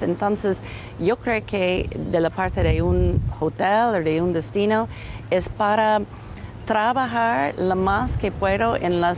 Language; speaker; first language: Spanish; non-native, learner; English